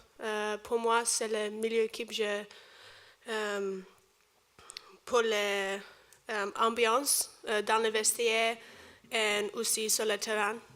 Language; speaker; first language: French; non-native, learner; English